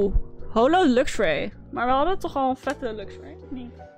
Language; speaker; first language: Dutch; native; Dutch